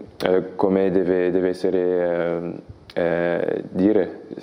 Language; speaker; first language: Italian; non-native, learner; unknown